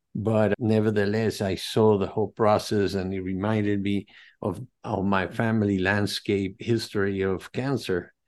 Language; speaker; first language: English; non-native, fluent; Spanish